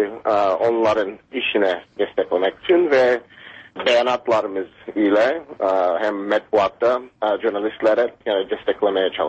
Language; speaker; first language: Turkish; non-native, fluent; English